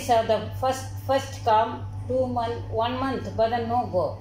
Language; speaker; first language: English; non-native, learner; Arabic